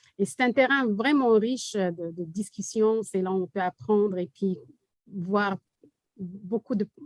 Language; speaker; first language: French; non-native, local second language; Arabic